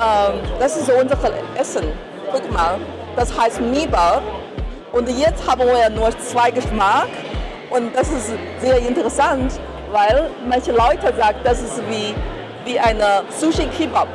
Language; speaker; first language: German; non-native, learner; Chinese